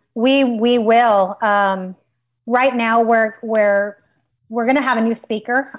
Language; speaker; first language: English; native; English